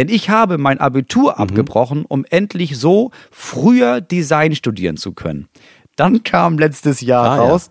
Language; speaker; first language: German; native; German